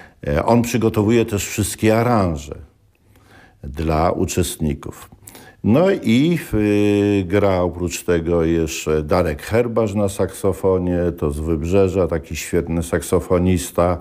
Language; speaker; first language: Polish; native; Polish